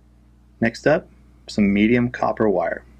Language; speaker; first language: English; native; English